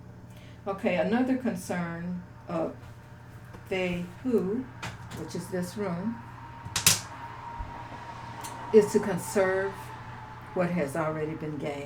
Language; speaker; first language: English; native; English